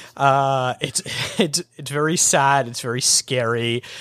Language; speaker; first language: English; native; English